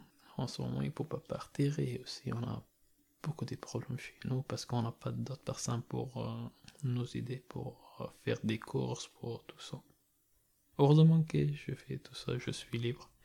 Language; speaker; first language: French; non-native, learner; Persian